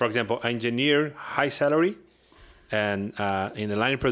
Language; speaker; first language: English; non-native, learner; Portuguese